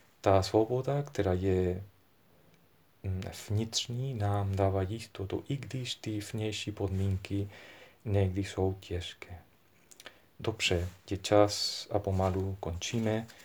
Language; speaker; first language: Czech; non-native, fluent; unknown